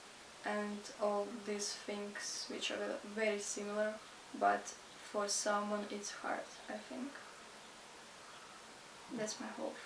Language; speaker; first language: English; non-native, learner; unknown